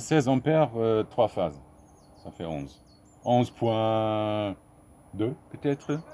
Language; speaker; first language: French; non-native, fluent; German